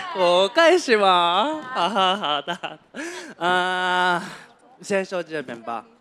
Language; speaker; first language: Chinese; non-native, learner; Japanese